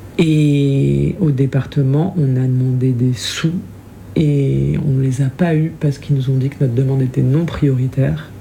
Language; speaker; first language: French; native; French